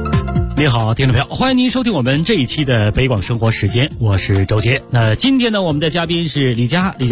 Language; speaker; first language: Chinese; native; Chinese